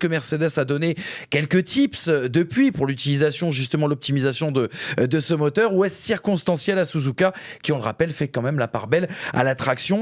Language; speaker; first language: French; native; French